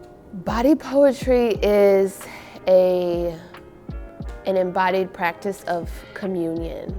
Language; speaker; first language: English; native; English